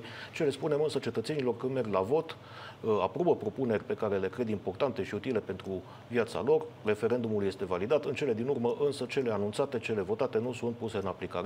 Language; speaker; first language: Romanian; native; Romanian